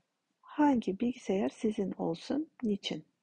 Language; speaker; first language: Turkish; non-native, fluent; Kazakh